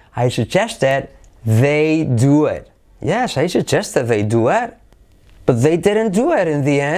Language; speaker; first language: English; non-native, fluent; Spanish